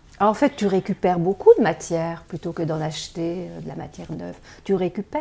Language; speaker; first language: French; native; French